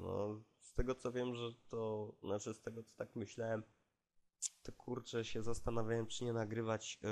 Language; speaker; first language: Polish; native; Polish